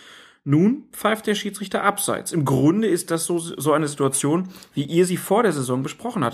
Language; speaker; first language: German; native; German